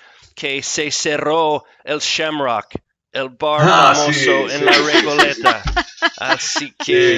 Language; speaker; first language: Spanish; non-native, fluent; English